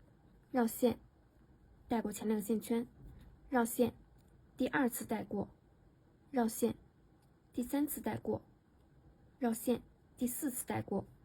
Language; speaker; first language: Chinese; native; Chinese